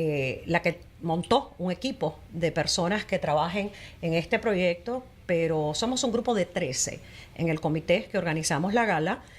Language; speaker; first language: Spanish; native; Spanish